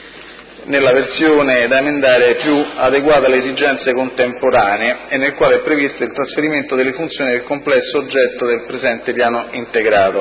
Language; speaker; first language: Italian; native; Italian